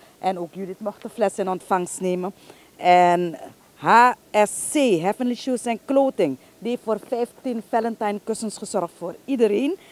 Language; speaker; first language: Dutch; native; Dutch